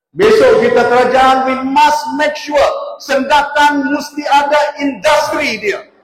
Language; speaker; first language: Malay; native; Malay